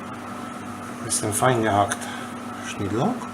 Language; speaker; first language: German; non-native, learner; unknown